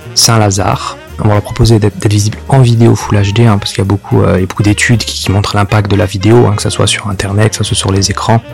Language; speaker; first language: French; native; French